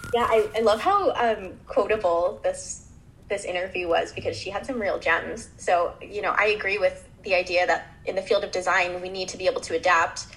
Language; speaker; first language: English; native; English